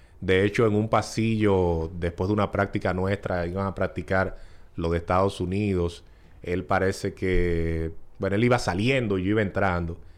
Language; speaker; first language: Spanish; native; Spanish